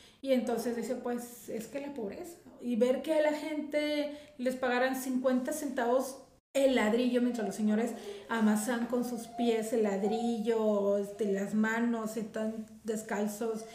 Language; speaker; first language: Spanish; native; Spanish